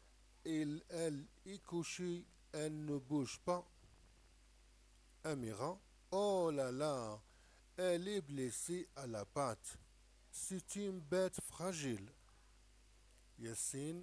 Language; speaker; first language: French; non-native, local second language; Arabic